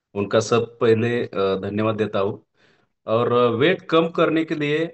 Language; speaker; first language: Hindi; non-native, local second language; Marathi